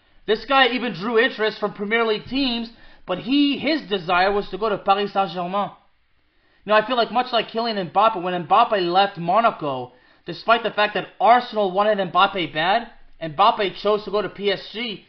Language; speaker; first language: English; early bilingual, other home language; French